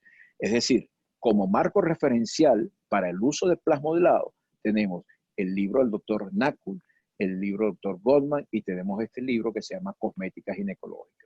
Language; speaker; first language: Spanish; native; Spanish